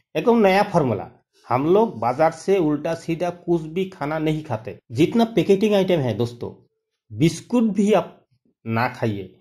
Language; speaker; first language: Hindi; non-native, local second language; Bangla